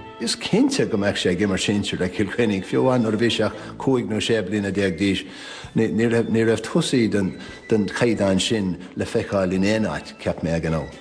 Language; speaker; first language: Irish; native; Irish